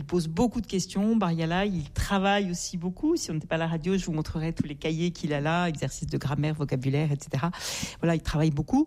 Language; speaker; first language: French; native; French